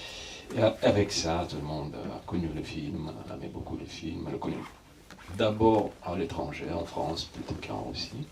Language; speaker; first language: French; non-native, fluent; Russian